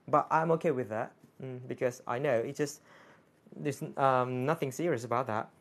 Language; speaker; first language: English; non-native, fluent; Thai